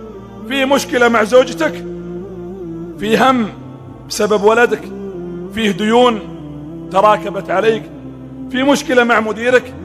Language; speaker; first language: Arabic; native; Arabic